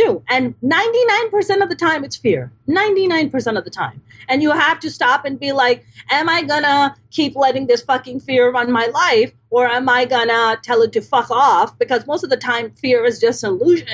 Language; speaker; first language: English; non-native, local second language; Urdu